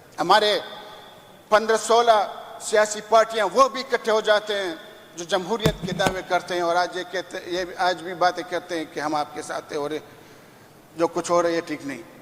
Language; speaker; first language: Urdu; non-native, local second language; Pashto